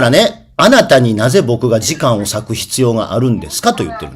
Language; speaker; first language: Japanese; native; Japanese